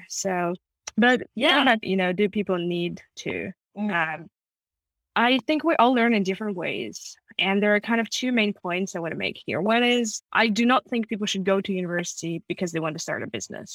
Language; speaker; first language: English; non-native, fluent; Russian